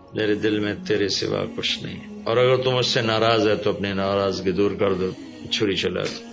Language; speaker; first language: Urdu; non-native, local second language; Punjabi